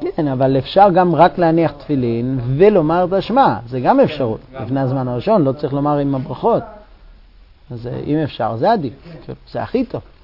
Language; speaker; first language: Hebrew; non-native, fluent; English